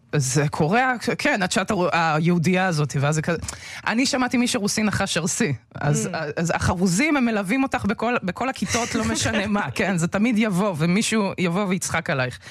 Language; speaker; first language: Hebrew; early bilingual, other home language; Russian